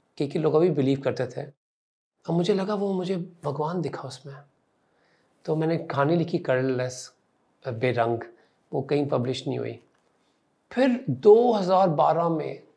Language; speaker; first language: Hindi; non-native, local second language; Punjabi